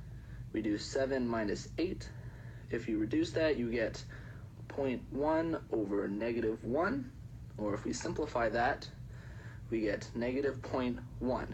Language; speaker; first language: English; native; English